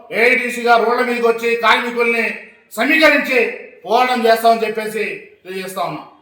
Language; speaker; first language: Telugu; native; Telugu